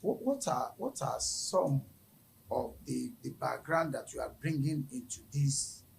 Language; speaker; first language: English; non-native, local second language; Yoruba